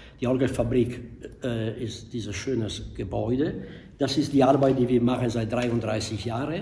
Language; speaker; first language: German; non-native, fluent; Italian